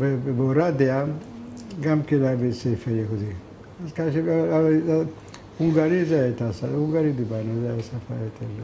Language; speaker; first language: Hebrew; non-native, fluent; Hungarian